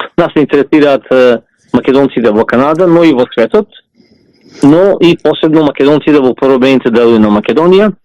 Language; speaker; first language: Macedonian; early bilingual, heritage; Macedonian